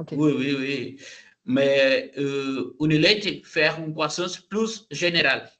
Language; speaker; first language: French; non-native, learner; Portuguese